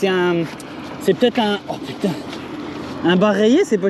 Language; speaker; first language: French; native; French